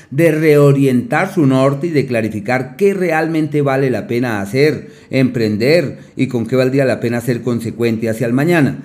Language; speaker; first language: Spanish; native; Spanish